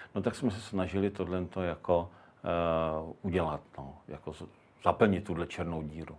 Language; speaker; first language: Czech; native; Czech